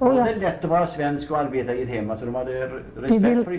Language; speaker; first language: Swedish; native; Swedish